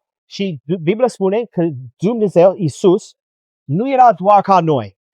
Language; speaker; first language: Romanian; non-native, learner; English